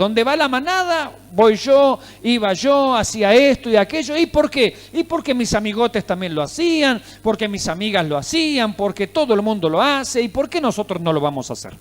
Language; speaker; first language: Spanish; native; Spanish